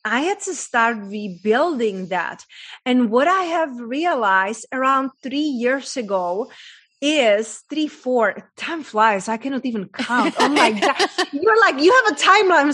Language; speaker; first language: English; non-native, fluent; Czech